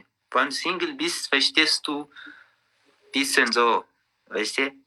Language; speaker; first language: German; non-native, learner; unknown